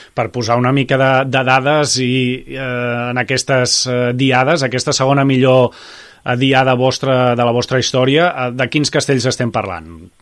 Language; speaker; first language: Catalan; native; Catalan